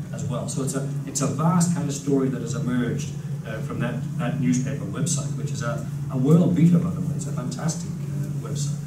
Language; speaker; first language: English; native; English